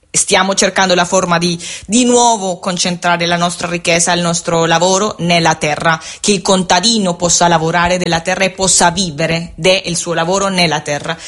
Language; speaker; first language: Italian; non-native, fluent; Spanish